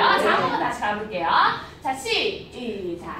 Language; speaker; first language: Korean; native; Korean